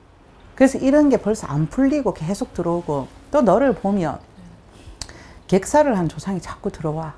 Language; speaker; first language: Korean; native; Korean